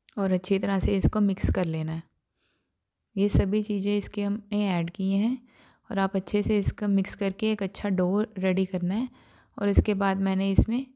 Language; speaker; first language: Hindi; non-native, local second language; Punjabi